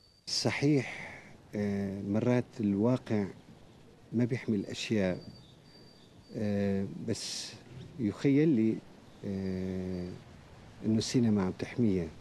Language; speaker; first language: Arabic; native; Arabic